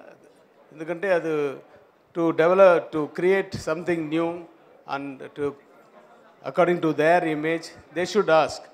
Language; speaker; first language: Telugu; non-native, fluent; Tamil